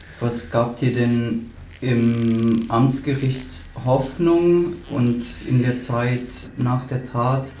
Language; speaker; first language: German; native; German